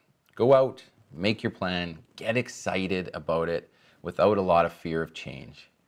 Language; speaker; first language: English; native; English